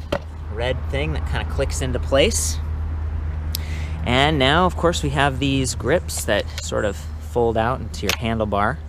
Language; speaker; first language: English; native; English